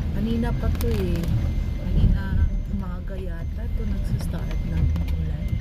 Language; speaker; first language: Filipino; native; Filipino